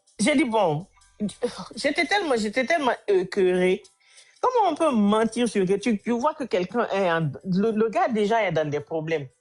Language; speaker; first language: French; native; French